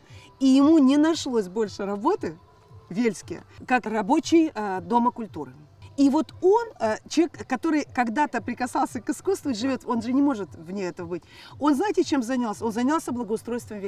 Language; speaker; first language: Russian; native; Russian